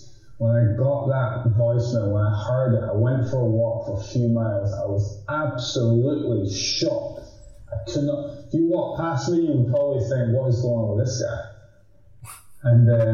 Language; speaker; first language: English; native; English